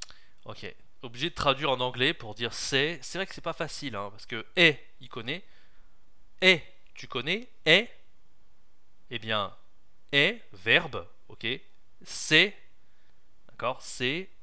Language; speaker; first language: French; native; French